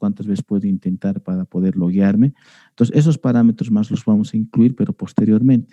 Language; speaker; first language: Spanish; native; Spanish